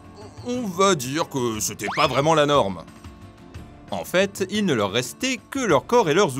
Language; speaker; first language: French; native; French